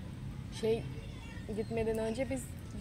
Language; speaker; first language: Turkish; non-native, fluent; Indonesian